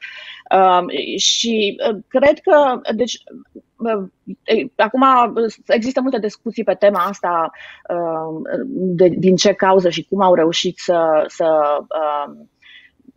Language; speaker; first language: Romanian; native; Romanian